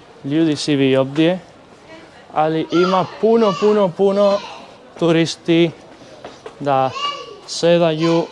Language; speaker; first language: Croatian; non-native, learner; Spanish